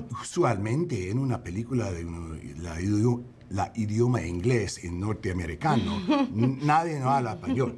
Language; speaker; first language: Spanish; early bilingual, heritage; English